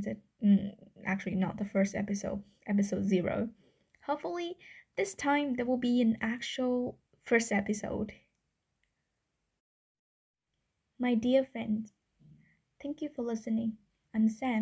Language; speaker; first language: English; non-native, fluent; Vietnamese